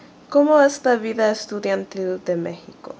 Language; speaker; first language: Spanish; non-native, learner; English